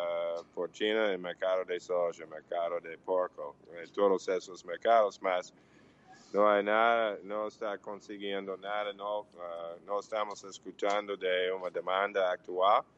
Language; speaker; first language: Portuguese; non-native, learner; English